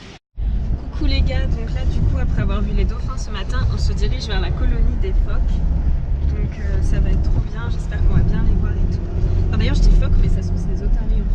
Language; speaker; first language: French; native; French